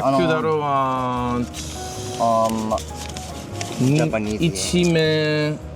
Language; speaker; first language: Japanese; non-native, learner; English